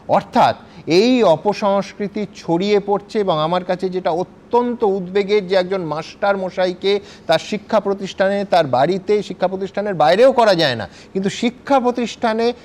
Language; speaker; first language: Bangla; native; Bangla